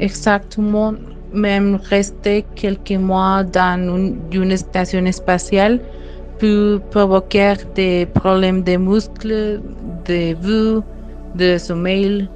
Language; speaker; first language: French; non-native, fluent; Spanish